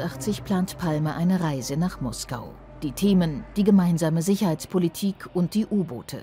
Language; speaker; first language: German; native; German